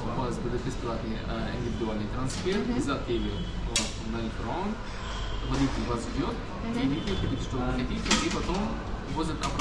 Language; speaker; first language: Russian; non-native, fluent; Arabic